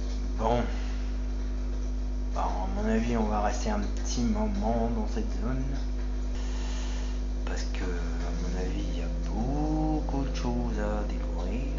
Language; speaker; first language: French; native; French